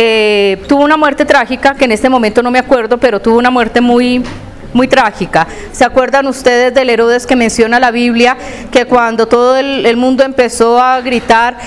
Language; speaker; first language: Spanish; native; Spanish